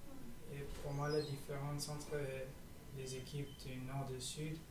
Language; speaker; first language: French; non-native, learner; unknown